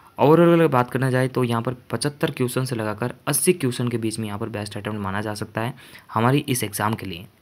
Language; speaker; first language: Hindi; native; Hindi